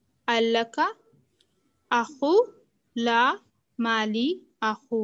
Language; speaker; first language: Arabic; non-native, learner; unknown